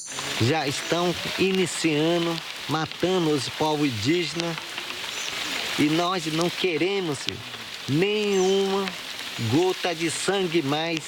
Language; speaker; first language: Portuguese; non-native, local second language; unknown